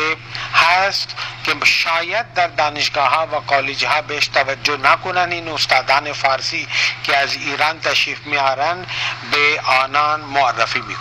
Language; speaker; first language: Persian; non-native, fluent; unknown